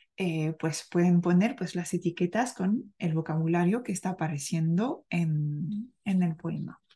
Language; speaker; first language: Spanish; non-native, fluent; French